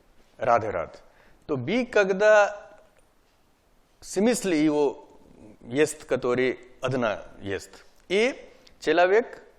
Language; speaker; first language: Russian; non-native, learner; Hindi